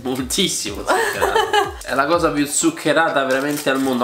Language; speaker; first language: Italian; native; Italian